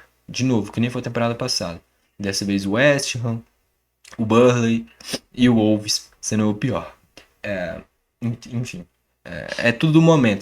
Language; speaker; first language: Portuguese; native; Portuguese